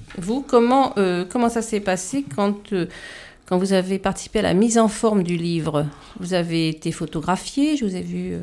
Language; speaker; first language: French; native; French